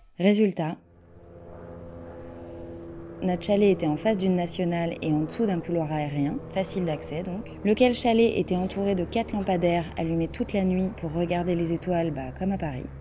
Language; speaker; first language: French; native; French